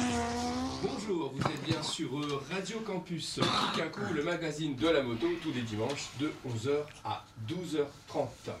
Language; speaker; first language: French; native; French